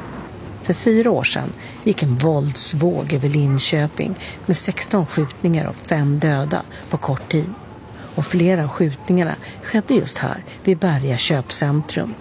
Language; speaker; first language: Swedish; native; Swedish